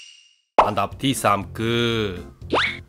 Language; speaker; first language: Thai; non-native, learner; Japanese